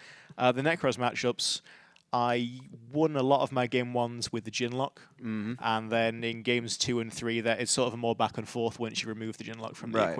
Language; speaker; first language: English; native; English